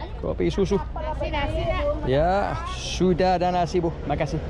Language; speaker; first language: Indonesian; non-native, fluent; English